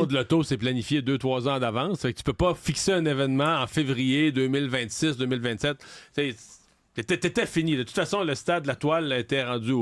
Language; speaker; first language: French; native; French